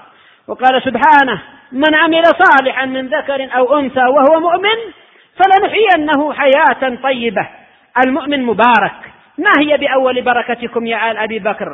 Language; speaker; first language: Arabic; native; Arabic